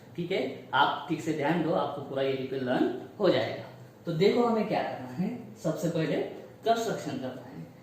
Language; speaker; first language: Hindi; non-native, local second language; Marathi